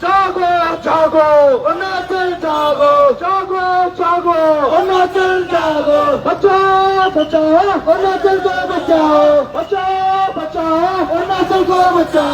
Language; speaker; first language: Hindi; non-native, local second language; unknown